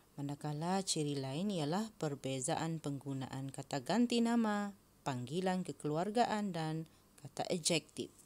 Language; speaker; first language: Malay; native; Malay